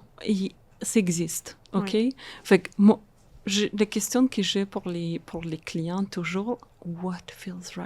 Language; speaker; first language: French; non-native, fluent; Russian